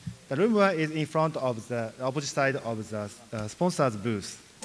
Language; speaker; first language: English; non-native, learner; Japanese